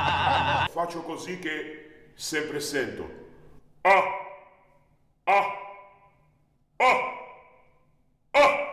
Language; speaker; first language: Italian; non-native, learner; Georgian